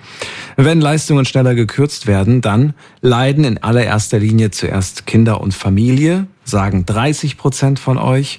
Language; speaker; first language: German; native; German